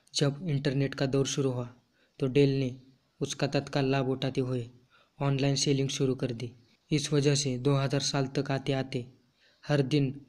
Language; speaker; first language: Hindi; non-native, local second language; Marathi